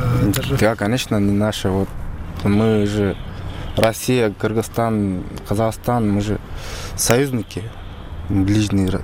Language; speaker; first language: Russian; non-native, learner; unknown